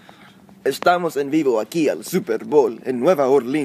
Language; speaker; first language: Spanish; non-native, learner; English